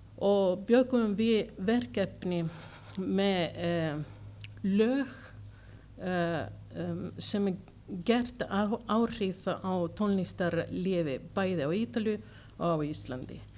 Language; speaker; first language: Icelandic; non-native, learner; Italian